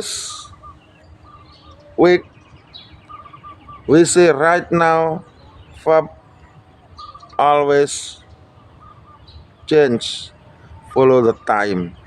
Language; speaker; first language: English; non-native, learner; Indonesian